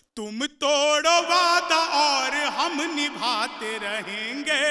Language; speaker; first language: Hindi; native; Hindi